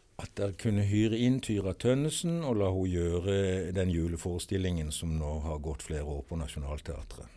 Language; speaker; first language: Norwegian; native; Norwegian